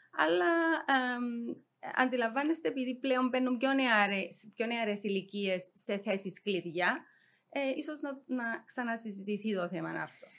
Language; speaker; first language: Greek; native; Greek